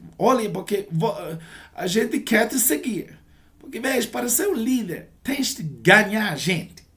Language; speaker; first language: Portuguese; non-native, learner; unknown